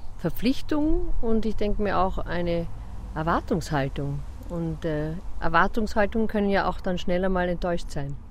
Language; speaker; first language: German; native; German